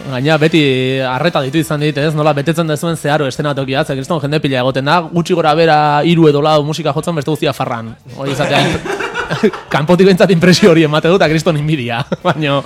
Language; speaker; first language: Basque; native; Basque